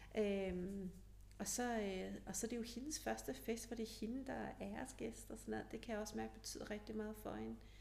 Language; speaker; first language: Danish; early bilingual, other home language; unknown